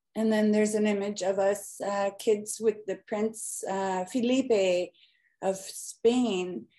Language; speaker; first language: English; native; English